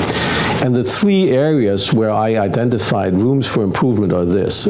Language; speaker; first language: English; non-native, fluent; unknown